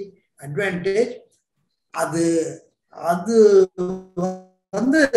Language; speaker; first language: Tamil; non-native, local second language; Telugu